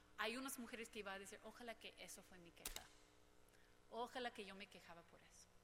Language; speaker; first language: Spanish; non-native, fluent; English